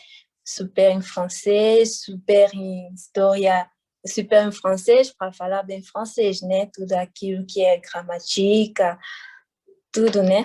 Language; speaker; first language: Portuguese; non-native, fluent; French